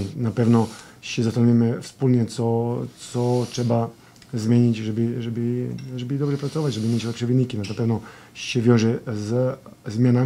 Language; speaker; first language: Polish; non-native, fluent; Serbian